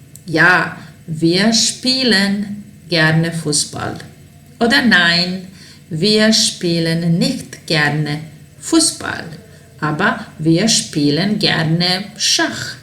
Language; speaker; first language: German; non-native, fluent; Serbian